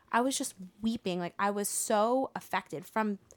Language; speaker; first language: English; native; English